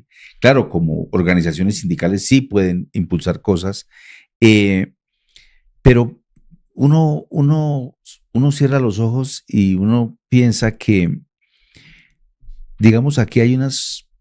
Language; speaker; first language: Spanish; native; Spanish